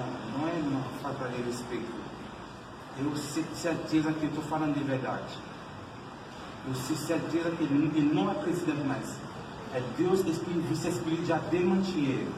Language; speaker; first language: Portuguese; non-native, learner; Haitian Creole